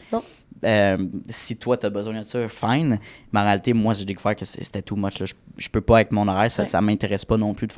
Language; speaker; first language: French; native; French